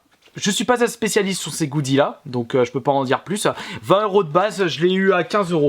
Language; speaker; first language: French; native; French